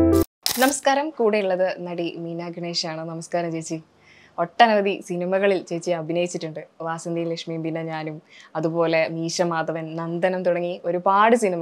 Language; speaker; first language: Malayalam; native; Malayalam